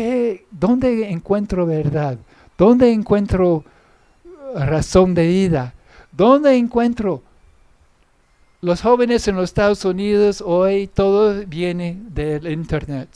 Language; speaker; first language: Spanish; non-native, fluent; English